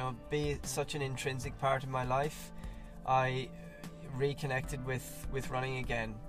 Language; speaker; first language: English; native; English